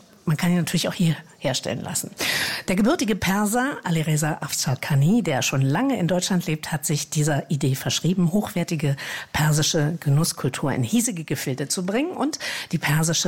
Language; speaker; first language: German; native; German